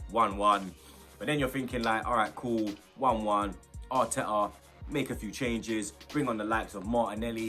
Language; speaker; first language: English; native; English